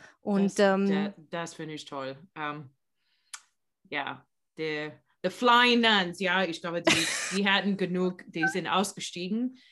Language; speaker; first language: German; non-native, learner; English